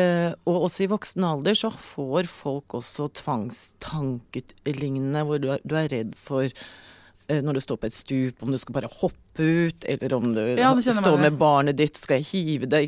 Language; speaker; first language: Norwegian; native; Norwegian